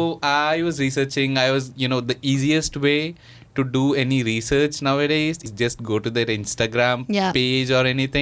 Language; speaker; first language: English; non-native, local second language; Telugu